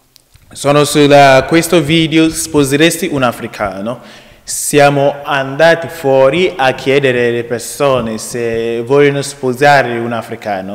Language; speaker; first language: Italian; non-native, learner; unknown